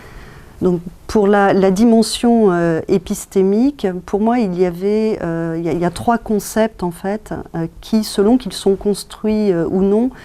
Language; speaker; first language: French; native; French